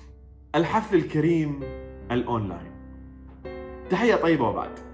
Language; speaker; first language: Arabic; native; Arabic